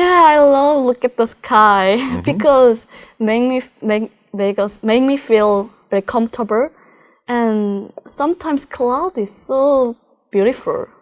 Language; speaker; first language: English; non-native, learner; Korean